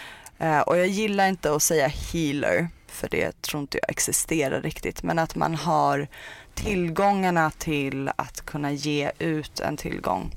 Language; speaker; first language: Swedish; early bilingual, other home language; Persian